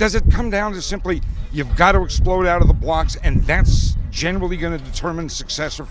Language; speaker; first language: English; native; English